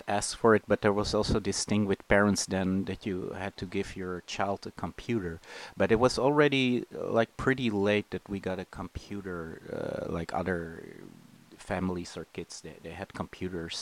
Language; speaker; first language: English; non-native, fluent; Dutch